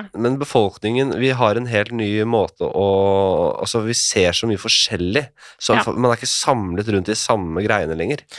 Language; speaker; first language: Norwegian; native; Norwegian